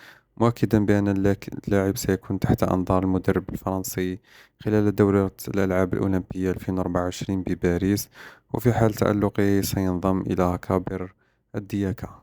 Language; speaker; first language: Arabic; native; Arabic